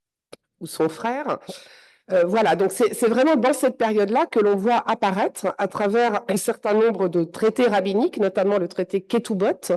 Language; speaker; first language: French; native; French